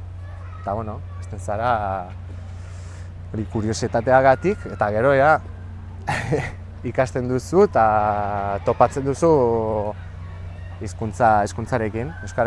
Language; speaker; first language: Basque; non-native, fluent; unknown